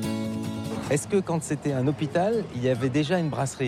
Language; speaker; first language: French; native; French